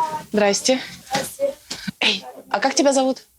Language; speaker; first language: Russian; native; Russian